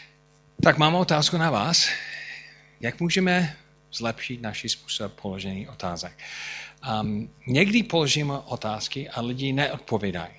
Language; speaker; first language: Czech; non-native, fluent; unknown